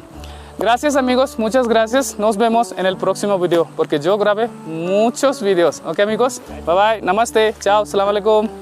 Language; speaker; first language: Spanish; non-native, learner; Hindi